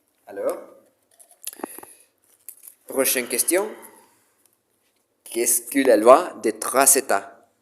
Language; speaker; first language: French; non-native, learner; Spanish